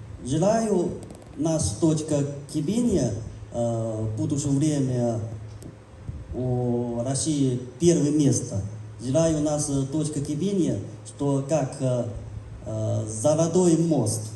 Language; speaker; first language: Russian; non-native, learner; Chinese